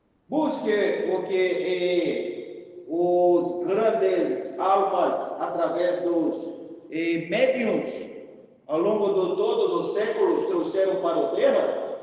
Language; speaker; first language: Portuguese; non-native, fluent; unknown